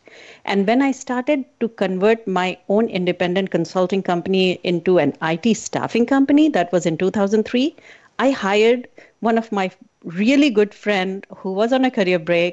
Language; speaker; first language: English; non-native, local second language; Hindi